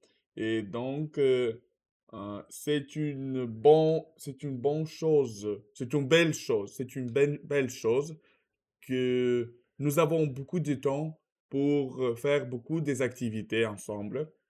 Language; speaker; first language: French; non-native, learner; Russian